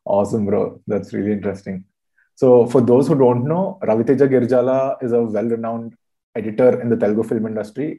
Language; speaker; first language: English; non-native, local second language; Telugu